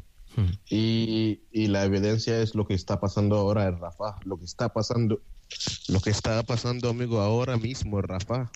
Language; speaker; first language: Spanish; non-native, fluent; Arabic